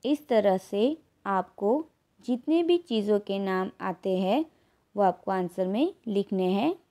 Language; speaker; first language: Hindi; non-native, local second language; Gujarati